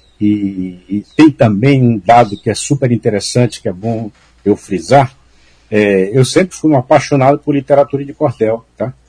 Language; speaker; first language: Portuguese; native; Portuguese